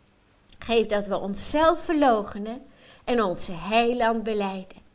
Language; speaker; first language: Dutch; native; Dutch